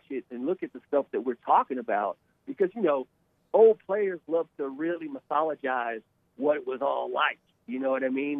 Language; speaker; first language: English; native; English